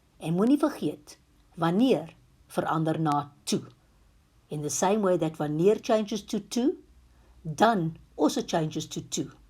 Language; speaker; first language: Afrikaans; non-native, local second language; English